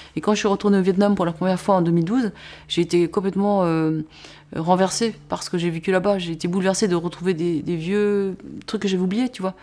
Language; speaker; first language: French; native; French